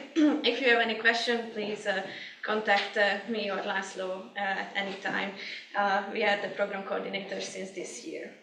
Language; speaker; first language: English; non-native, fluent; Hungarian